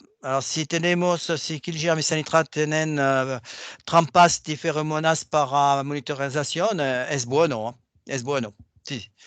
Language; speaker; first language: Spanish; non-native, fluent; French